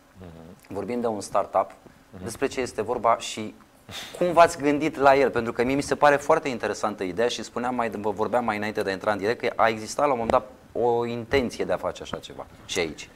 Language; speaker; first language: Romanian; native; Romanian